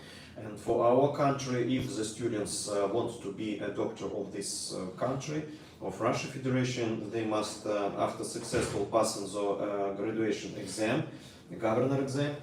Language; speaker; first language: English; non-native, learner; Russian